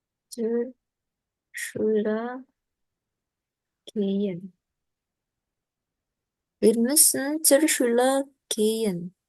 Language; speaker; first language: German; non-native, learner; Indonesian